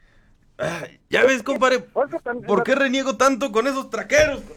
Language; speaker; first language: Spanish; native; Spanish